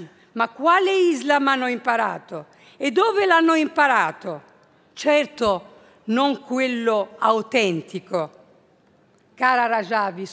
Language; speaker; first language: Italian; non-native, fluent; Arabic